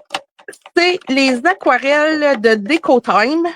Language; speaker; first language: French; native; French